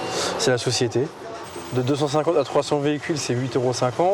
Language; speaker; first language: French; native; French